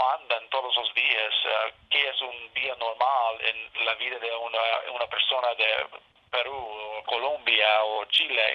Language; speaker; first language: Spanish; non-native, learner; English